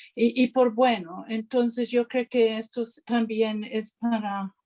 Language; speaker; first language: Spanish; non-native, fluent; English